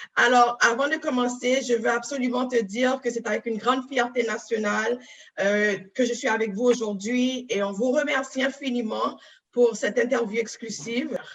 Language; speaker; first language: French; non-native, local second language; Haitian Creole